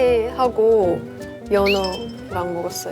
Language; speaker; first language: Korean; early bilingual, heritage; English